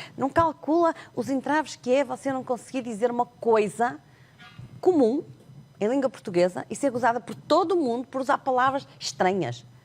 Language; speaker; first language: Portuguese; non-native, local second language; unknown